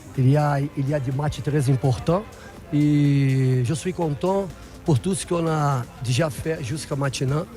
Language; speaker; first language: French; non-native, fluent; Portuguese